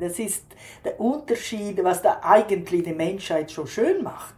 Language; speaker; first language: German; non-native, fluent; Italian